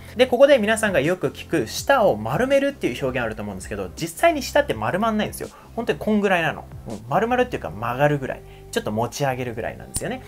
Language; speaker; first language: Japanese; native; Japanese